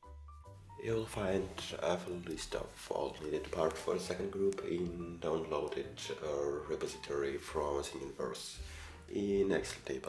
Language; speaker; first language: English; non-native, fluent; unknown